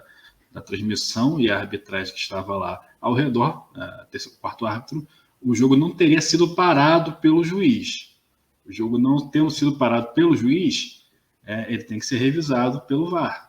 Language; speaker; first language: Portuguese; native; Portuguese